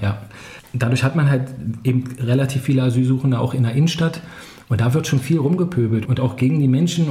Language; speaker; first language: German; native; German